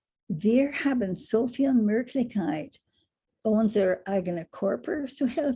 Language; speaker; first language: German; non-native, learner; English